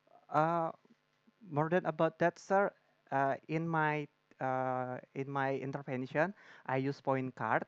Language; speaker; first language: English; non-native, learner; Indonesian